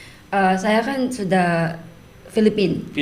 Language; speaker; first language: Indonesian; non-native, learner; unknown